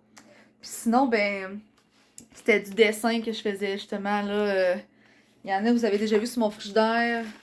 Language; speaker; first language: French; native; French